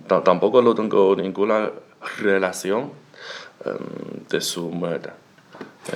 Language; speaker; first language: Spanish; non-native, learner; Chinese